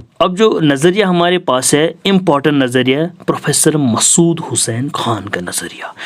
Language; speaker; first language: Urdu; non-native, local second language; Kashmiri